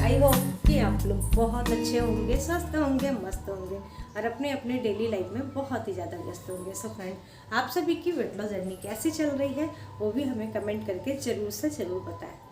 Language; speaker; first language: Hindi; non-native, local second language; Bangla